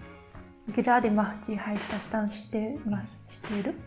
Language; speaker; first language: German; non-native, fluent; Japanese